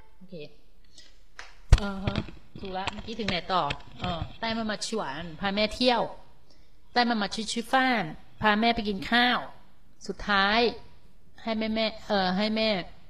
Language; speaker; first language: Thai; native; Thai